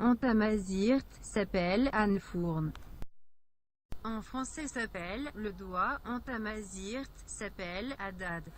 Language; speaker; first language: French; non-native, learner; Berber languages